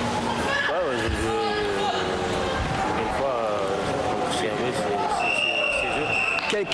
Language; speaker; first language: French; non-native, local second language; Malagasy